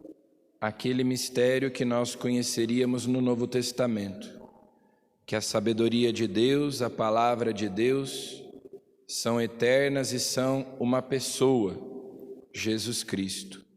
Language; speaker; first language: Portuguese; native; Portuguese